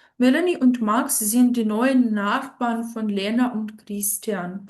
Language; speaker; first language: German; non-native, fluent; Ukrainian